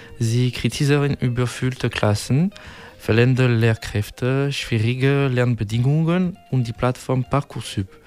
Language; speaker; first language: German; non-native, learner; French